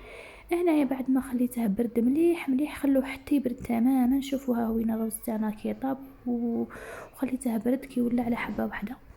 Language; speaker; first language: Arabic; native; Arabic